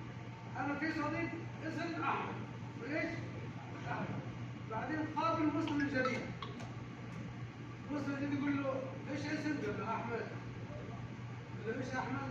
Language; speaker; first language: Arabic; non-native, learner; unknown